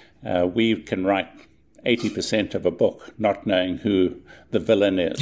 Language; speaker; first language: English; native; English